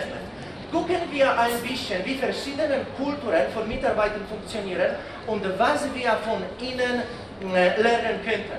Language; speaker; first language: German; non-native, fluent; Polish